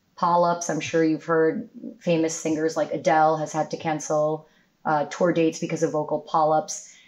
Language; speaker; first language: English; native; English